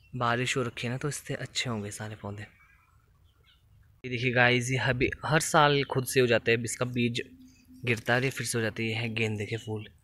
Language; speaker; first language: Hindi; native; Hindi